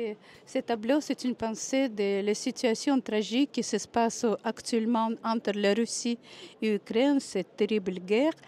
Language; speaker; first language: French; non-native, fluent; Russian